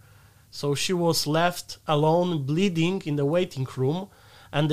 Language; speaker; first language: English; non-native, fluent; Polish